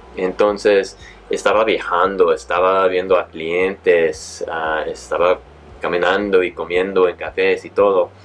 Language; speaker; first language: Spanish; early bilingual, heritage; Spanish